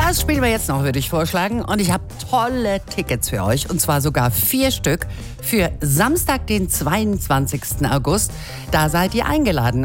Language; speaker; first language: German; native; German